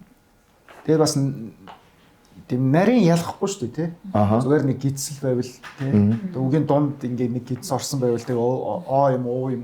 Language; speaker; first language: Mongolian; non-native, fluent; Japanese